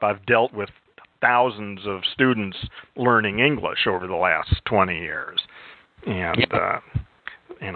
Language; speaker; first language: English; native; English